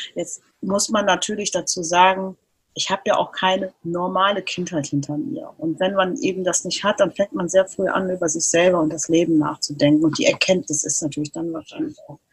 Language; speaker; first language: German; native; German